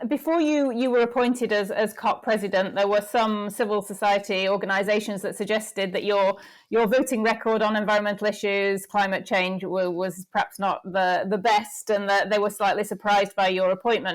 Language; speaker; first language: English; native; English